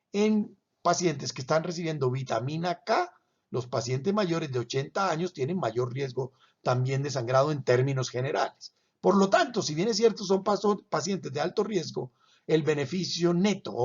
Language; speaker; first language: Spanish; native; Spanish